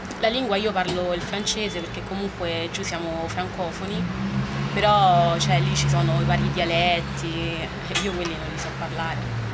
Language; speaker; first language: Italian; early bilingual, other home language; French